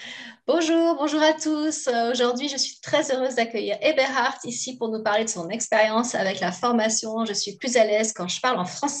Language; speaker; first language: French; native; French